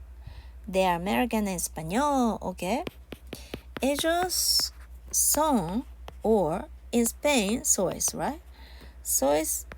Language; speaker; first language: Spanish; non-native, learner; Japanese